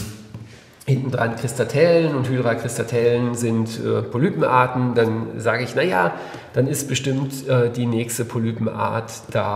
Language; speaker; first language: German; native; German